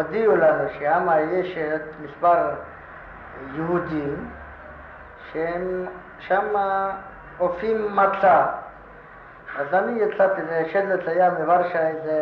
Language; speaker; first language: Hebrew; non-native, fluent; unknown